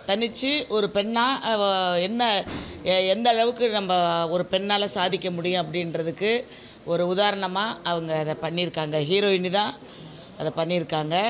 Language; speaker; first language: Tamil; native; Tamil